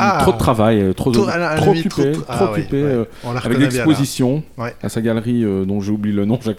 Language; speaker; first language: French; native; French